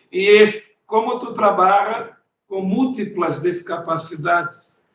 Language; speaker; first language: Spanish; non-native, learner; Portuguese